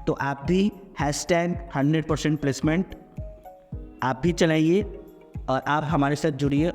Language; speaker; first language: Hindi; native; Hindi